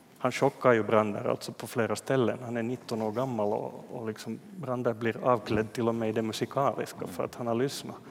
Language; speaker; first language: Swedish; native; Swedish